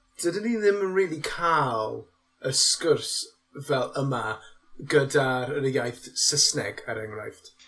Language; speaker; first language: Welsh; non-native, local second language; English